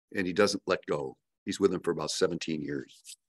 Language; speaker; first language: English; native; English